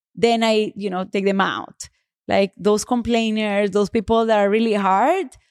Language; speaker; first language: English; non-native, fluent; Spanish